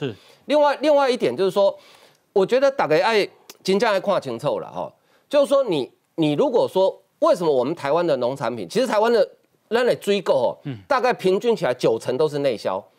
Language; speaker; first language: Chinese; native; Chinese